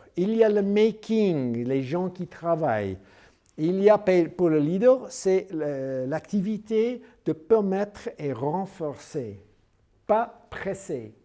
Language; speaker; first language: French; non-native, learner; English